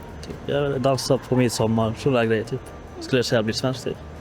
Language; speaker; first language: Swedish; native; Swedish